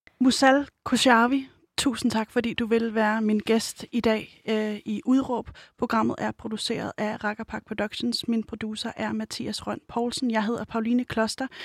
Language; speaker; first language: Danish; native; Danish